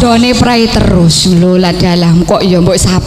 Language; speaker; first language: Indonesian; non-native, local second language; Javanese